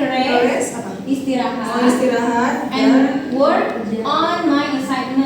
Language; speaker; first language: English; non-native, learner; Indonesian